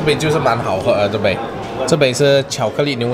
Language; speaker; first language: Chinese; non-native, local second language; Cantonese